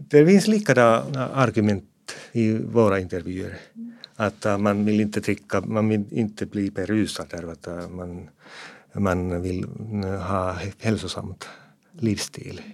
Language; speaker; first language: Swedish; non-native, fluent; Finnish